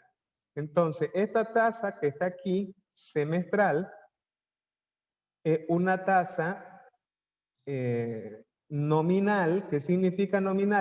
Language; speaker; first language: Spanish; native; Spanish